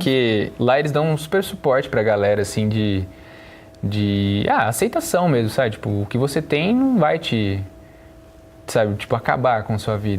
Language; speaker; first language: Portuguese; native; Portuguese